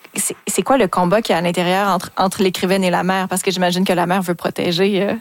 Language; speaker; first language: French; native; French